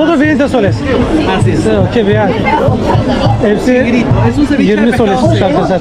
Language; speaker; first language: Spanish; non-native, learner; Turkish